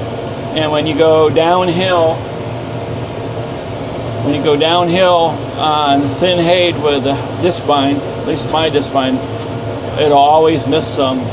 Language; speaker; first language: English; native; English